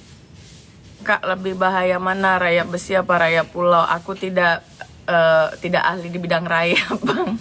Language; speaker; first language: Indonesian; native; Indonesian